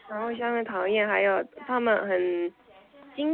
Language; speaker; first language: Chinese; non-native, learner; Korean